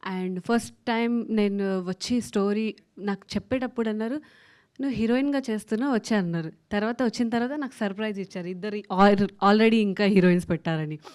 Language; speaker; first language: Telugu; non-native, fluent; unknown